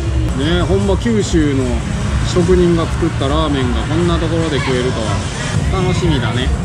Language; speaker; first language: Japanese; native; Japanese